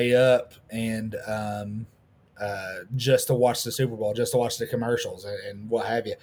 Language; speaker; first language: English; native; English